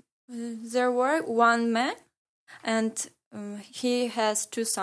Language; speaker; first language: English; non-native, learner; Ingush